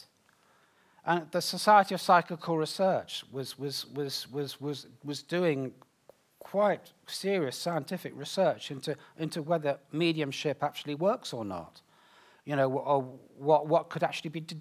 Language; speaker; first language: English; native; English